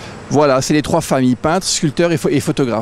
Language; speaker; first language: French; native; French